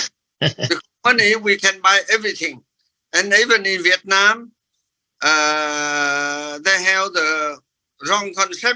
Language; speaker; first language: English; non-native, fluent; Vietnamese